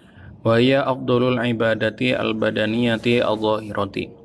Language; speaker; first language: Arabic; non-native, fluent; Indonesian